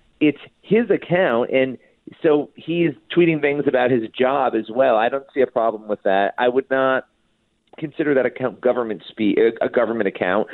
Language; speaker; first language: English; native; English